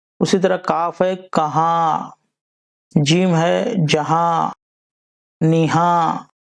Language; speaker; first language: Urdu; native; Urdu